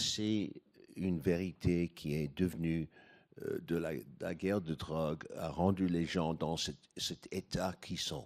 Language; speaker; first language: French; non-native, fluent; English